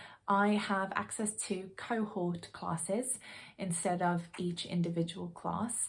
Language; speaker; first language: English; native; English